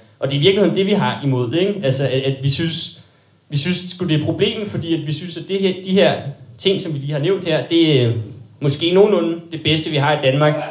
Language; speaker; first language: Danish; native; Danish